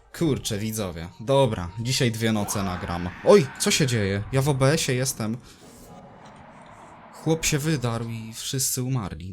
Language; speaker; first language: Polish; native; Polish